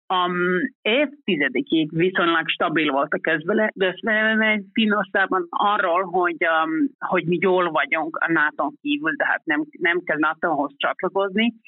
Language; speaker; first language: Hungarian; non-native, fluent; Finnish